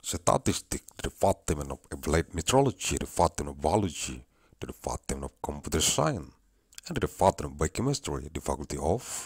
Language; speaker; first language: English; non-native, learner; Indonesian